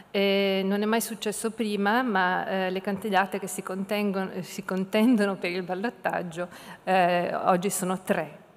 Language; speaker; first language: Italian; native; Italian